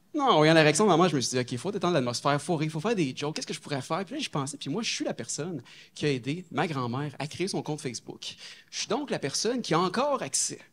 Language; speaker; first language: French; native; French